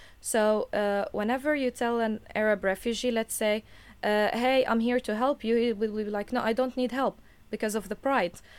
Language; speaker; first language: English; non-native, fluent; Arabic